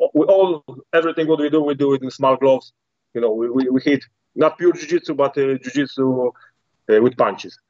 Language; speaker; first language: English; non-native, learner; Polish